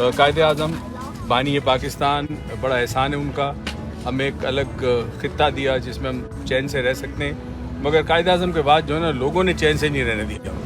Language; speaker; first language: Urdu; native; Urdu